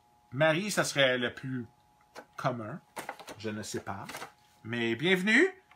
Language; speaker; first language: French; non-native, local second language; English